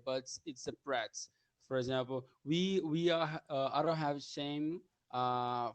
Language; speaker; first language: English; non-native, learner; Portuguese